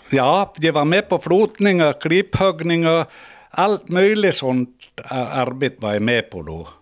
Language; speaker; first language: Swedish; native; Swedish